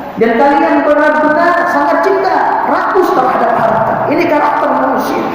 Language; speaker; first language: Indonesian; native; Indonesian